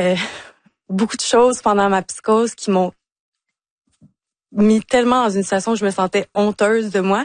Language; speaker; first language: French; native; French